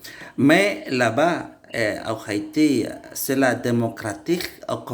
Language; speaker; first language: French; non-native, learner; Indonesian